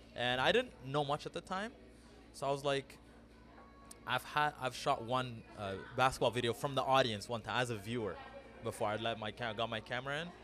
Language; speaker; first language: English; early bilingual, other home language; Amharic